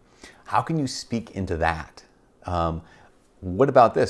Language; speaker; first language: English; native; English